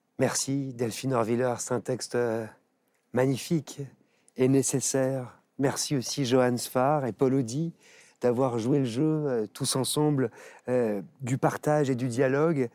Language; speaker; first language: French; native; French